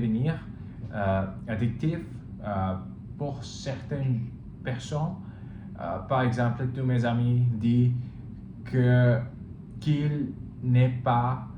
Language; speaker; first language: French; non-native, learner; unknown